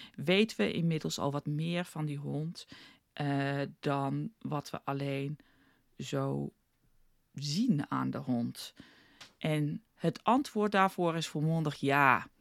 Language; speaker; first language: Dutch; early bilingual, heritage; Afrikaans